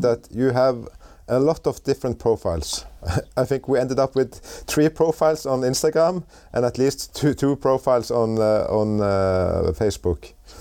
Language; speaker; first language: English; non-native, fluent; Norwegian